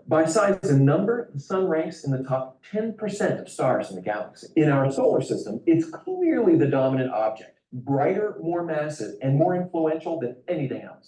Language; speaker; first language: English; native; English